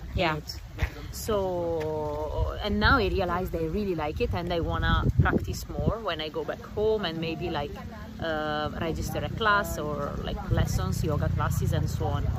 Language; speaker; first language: English; non-native, fluent; Italian